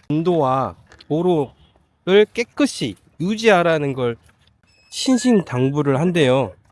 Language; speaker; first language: Korean; native; Korean